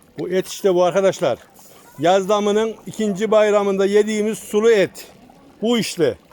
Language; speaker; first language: Turkish; native; Turkish